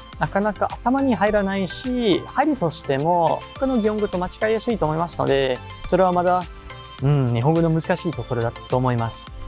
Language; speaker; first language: Japanese; non-native, fluent; English